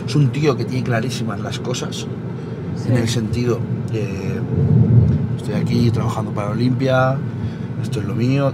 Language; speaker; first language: Spanish; native; Spanish